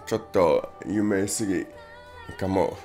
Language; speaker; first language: Japanese; non-native, learner; English